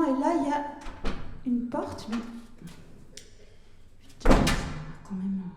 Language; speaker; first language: French; native; French